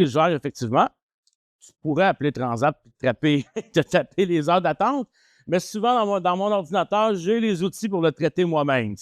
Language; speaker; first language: French; native; French